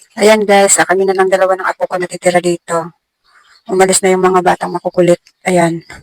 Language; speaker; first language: Filipino; non-native, local second language; Cebuano